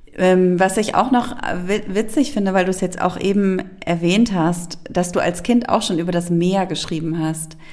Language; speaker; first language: German; native; German